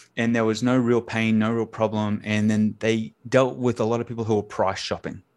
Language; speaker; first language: English; native; English